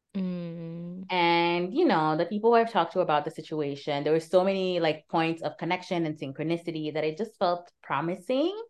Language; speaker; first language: English; native; English